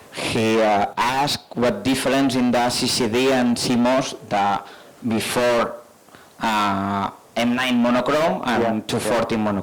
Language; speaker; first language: English; non-native, learner; Spanish